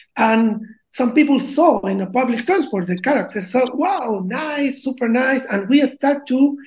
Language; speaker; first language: English; non-native, learner; Spanish